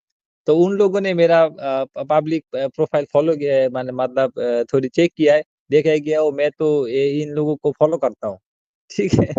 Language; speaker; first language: Hindi; non-native, learner; Bangla